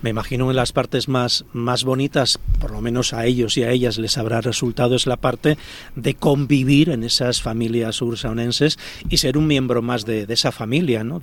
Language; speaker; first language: Spanish; native; Spanish